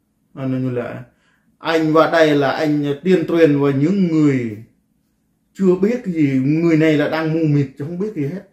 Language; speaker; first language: Vietnamese; non-native, local second language; Jarai